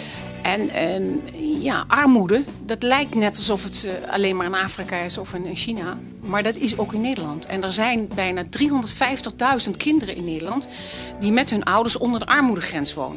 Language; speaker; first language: Dutch; native; Dutch